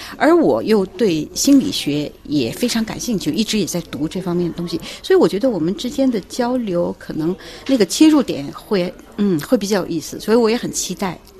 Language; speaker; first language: Chinese; native; Chinese